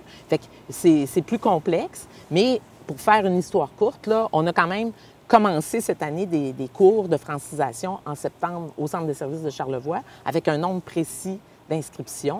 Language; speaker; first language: French; native; French